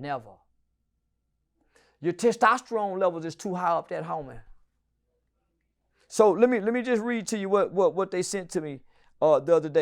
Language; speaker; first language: English; native; English